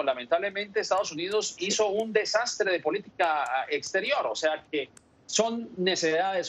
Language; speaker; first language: Spanish; native; Spanish